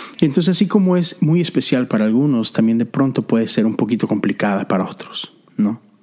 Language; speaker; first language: Spanish; native; Spanish